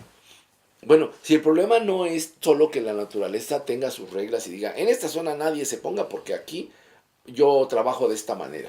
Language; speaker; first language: Spanish; native; Spanish